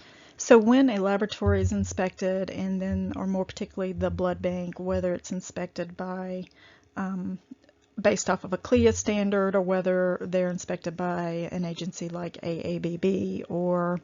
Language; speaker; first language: English; native; English